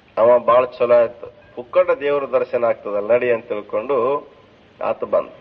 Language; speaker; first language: Kannada; native; Kannada